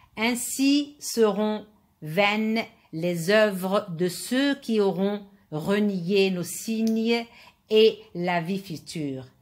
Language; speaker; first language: French; non-native, local second language; Arabic